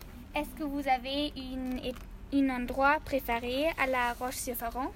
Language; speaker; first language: French; non-native, learner; German